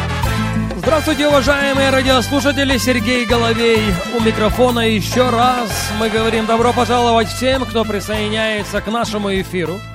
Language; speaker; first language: Russian; native; Russian